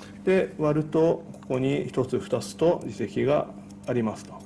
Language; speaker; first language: Japanese; native; Japanese